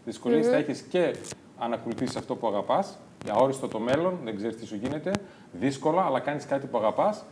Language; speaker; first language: Greek; native; Greek